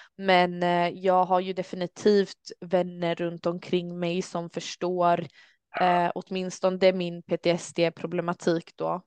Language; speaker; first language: Swedish; early bilingual, other home language; Albanian